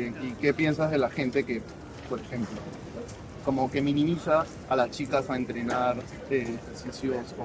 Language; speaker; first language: Spanish; native; Spanish